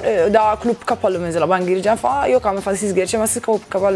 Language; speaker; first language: Turkish; non-native, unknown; Italian